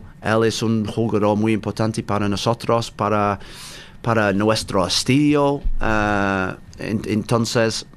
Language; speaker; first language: Spanish; non-native, learner; English